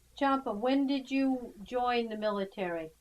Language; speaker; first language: English; native; English